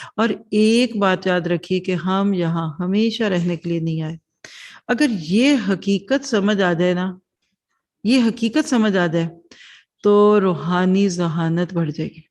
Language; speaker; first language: Urdu; non-native, local second language; Punjabi